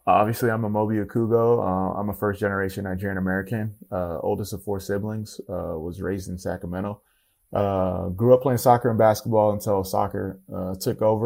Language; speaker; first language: English; native; English